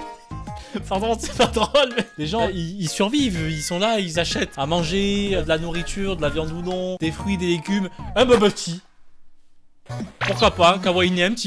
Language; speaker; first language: French; native; French